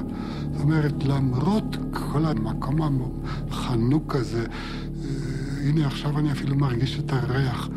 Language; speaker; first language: Hebrew; non-native, fluent; Yiddish